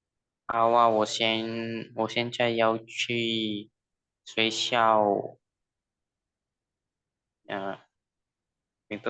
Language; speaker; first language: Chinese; non-native, learner; Indonesian